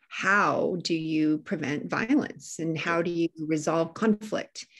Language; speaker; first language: English; native; English